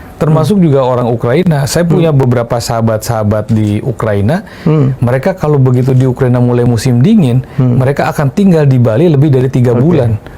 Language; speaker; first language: Indonesian; native; Indonesian